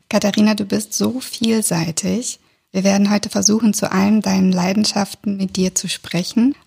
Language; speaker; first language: German; early bilingual, other home language; Russian